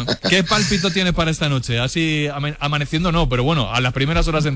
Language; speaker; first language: Spanish; native; Spanish